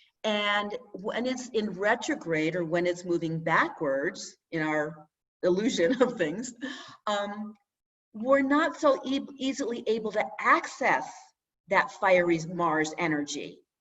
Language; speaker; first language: English; native; English